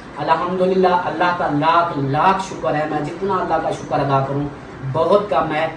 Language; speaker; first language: Urdu; non-native, local second language; Saraiki